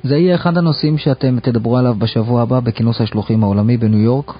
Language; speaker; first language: Hebrew; native; Hebrew